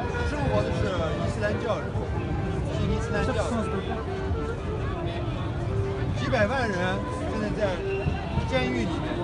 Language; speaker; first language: Chinese; non-native, local second language; Uyghur